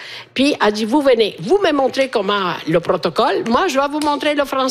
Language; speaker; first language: French; native; French